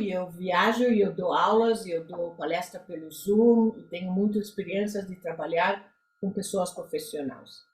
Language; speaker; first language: Portuguese; early bilingual, heritage; Portuguese